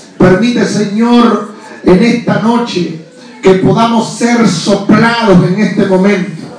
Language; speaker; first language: Spanish; native; Spanish